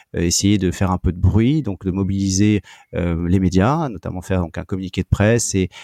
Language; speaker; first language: French; native; French